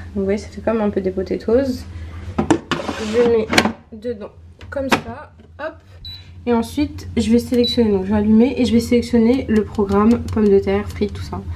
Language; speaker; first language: French; early bilingual, other home language; Arabic